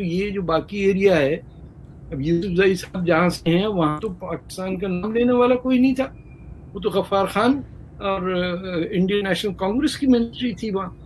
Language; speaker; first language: Urdu; native; Urdu